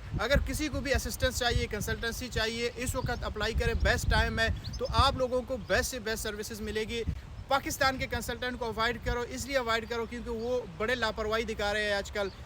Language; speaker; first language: Hindi; non-native, local second language; Punjabi